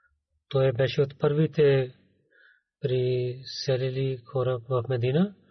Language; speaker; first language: Bulgarian; non-native, learner; Urdu